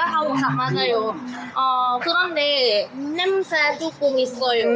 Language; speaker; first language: Korean; non-native, learner; Thai